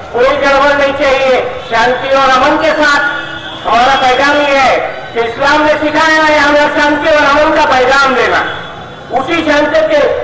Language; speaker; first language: Hindi; non-native, local second language; Urdu